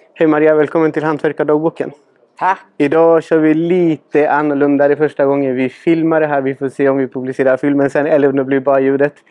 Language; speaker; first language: Swedish; non-native, fluent; Spanish